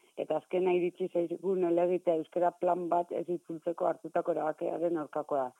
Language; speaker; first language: Basque; native; Basque